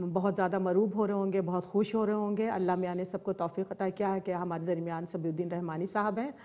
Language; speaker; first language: Urdu; native; Urdu